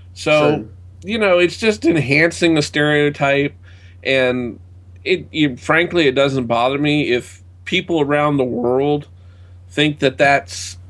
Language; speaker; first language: English; native; English